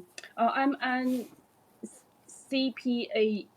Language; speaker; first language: English; non-native, learner; Chinese